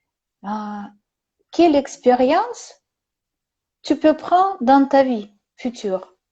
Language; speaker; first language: French; non-native, learner; Russian